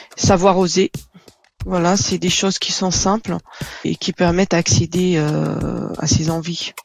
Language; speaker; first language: French; non-native, local second language; Arabic